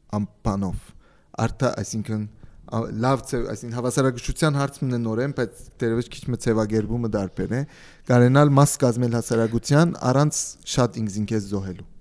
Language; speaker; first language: Armenian; early bilingual, heritage; Armenian